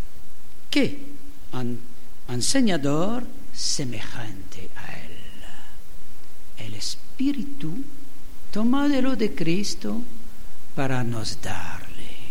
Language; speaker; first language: Spanish; non-native, learner; German